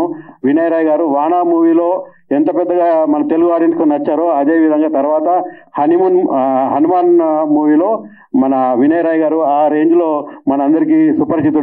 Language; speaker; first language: Telugu; native; Telugu